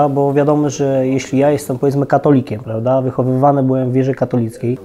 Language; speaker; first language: Polish; native; Polish